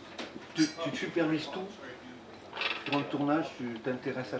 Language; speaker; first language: French; native; French